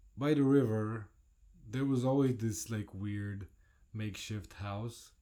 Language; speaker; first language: English; non-native, fluent; Polish